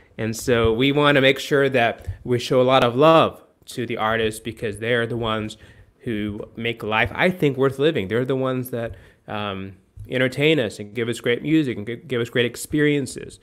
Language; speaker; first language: English; native; English